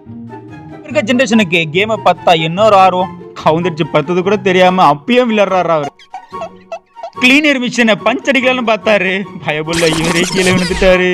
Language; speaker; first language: Tamil; native; Tamil